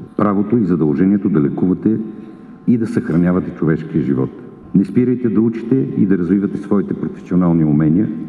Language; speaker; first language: Bulgarian; native; Bulgarian